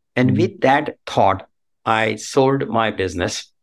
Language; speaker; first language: English; non-native, local second language; Marathi